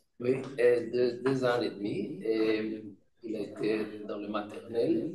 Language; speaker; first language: French; non-native, fluent; Hebrew